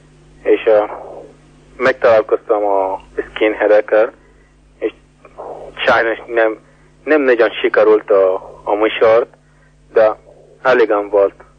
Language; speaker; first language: Hungarian; non-native, learner; Arabic